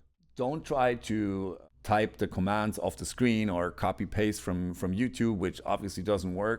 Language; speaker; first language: English; non-native, fluent; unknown